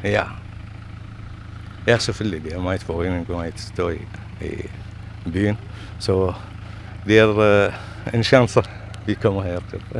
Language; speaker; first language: Danish; non-native, learner; Arabic